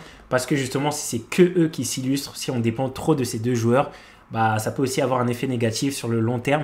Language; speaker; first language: French; native; French